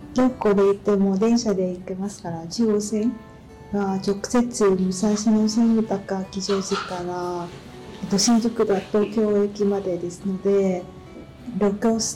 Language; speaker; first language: Japanese; non-native, fluent; Vietnamese